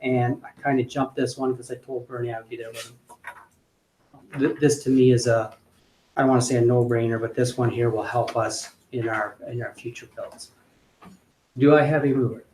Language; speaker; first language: English; native; English